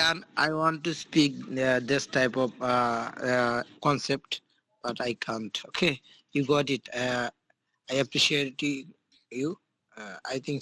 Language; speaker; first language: English; non-native, local second language; Bangla